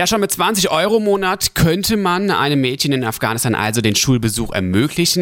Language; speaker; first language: German; native; German